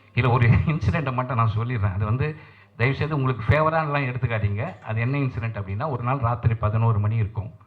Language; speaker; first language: Tamil; non-native, local second language; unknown